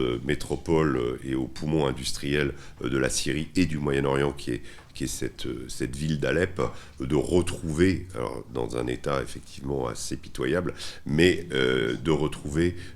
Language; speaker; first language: French; native; French